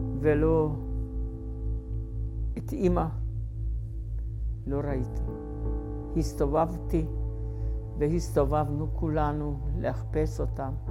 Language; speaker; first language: Hebrew; non-native, fluent; Hungarian